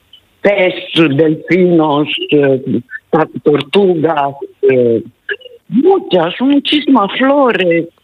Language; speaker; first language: Spanish; non-native, learner; Italian